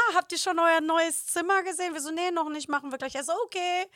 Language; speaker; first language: German; native; German